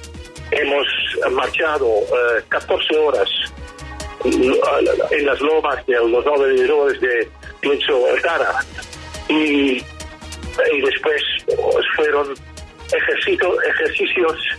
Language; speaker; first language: Spanish; non-native, learner; Dutch